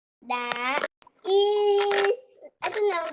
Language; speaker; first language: English; non-native, learner; Vietnamese